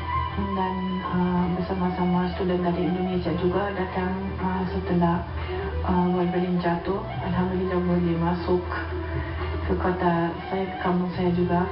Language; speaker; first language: Indonesian; non-native, learner; German